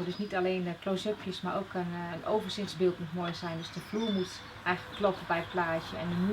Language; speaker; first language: Dutch; native; Dutch